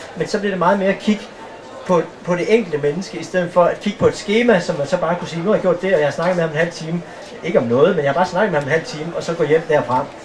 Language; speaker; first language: Danish; native; Danish